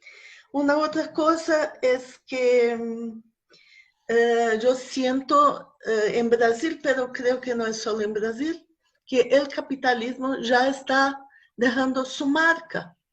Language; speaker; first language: Spanish; non-native, fluent; Portuguese